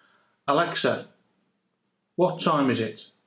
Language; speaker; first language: English; native; English